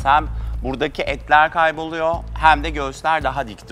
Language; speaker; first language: Turkish; native; Turkish